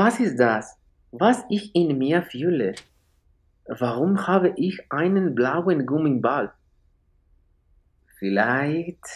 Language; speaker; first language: German; non-native, learner; Spanish